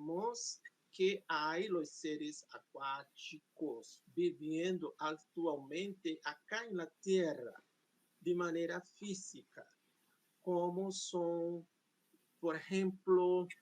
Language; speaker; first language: Spanish; non-native, fluent; Portuguese